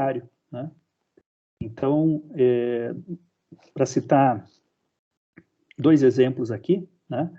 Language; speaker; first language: Portuguese; native; Portuguese